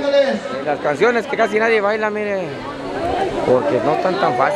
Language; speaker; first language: Spanish; native; Spanish